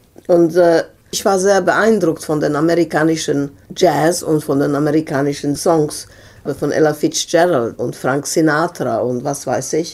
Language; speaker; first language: German; non-native, fluent; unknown